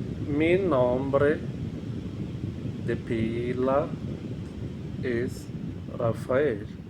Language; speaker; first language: Spanish; non-native, fluent; Portuguese